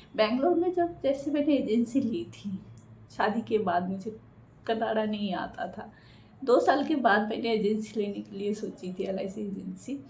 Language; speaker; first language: Hindi; non-native, local second language; Bangla